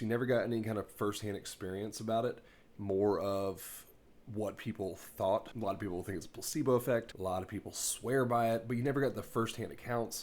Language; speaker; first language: English; native; English